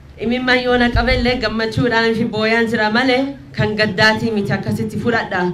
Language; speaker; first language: Oromo; early bilingual, heritage; Oromo